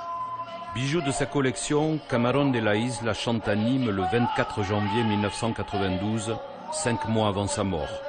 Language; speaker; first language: French; native; French